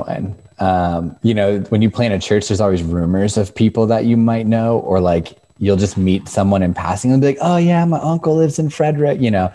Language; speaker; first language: English; native; English